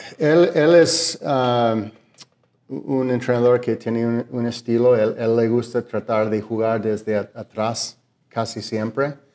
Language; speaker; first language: Spanish; non-native, learner; English